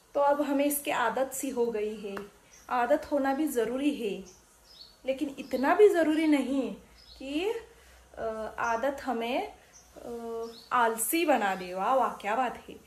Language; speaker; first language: Hindi; non-native, local second language; Marathi